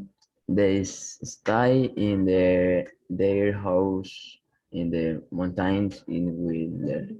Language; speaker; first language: English; non-native, learner; Spanish